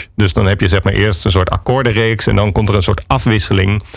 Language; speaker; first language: Dutch; native; Dutch